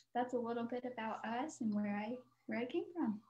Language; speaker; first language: English; native; English